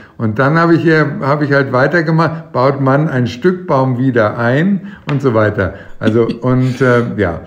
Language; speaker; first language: German; native; German